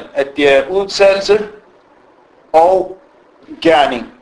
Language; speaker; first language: Danish; non-native, fluent; Arabic